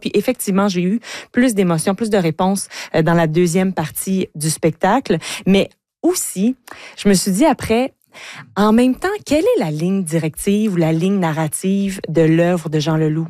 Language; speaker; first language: French; native; French